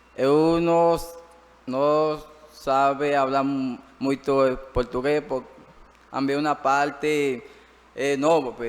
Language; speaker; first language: Portuguese; non-native, learner; Spanish